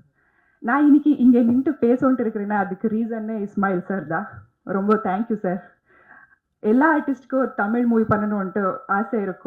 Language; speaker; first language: Tamil; non-native, learner; Kannada